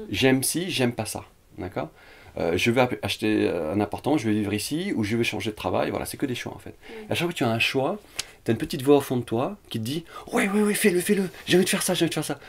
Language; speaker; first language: French; early bilingual, other home language; Vietnamese